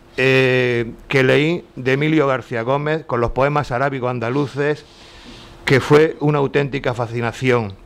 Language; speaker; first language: Spanish; native; Spanish